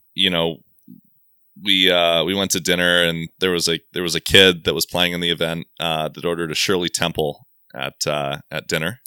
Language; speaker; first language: English; native; English